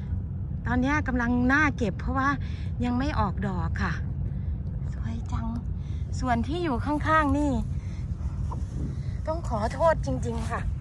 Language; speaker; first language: Thai; native; Thai